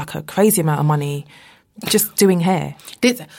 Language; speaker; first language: English; native; English